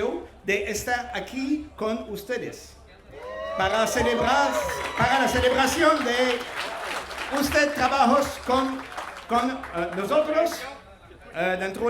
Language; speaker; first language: Spanish; non-native, learner; French